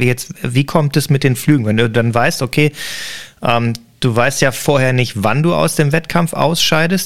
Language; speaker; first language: German; native; German